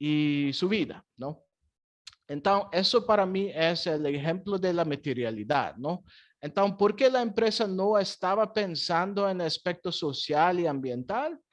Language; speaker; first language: Spanish; non-native, fluent; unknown